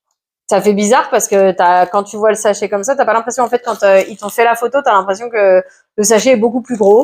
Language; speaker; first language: French; native; French